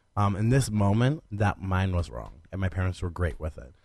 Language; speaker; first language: English; native; English